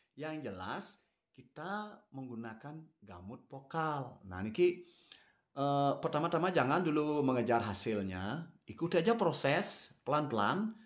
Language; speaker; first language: Indonesian; non-native, local second language; Balinese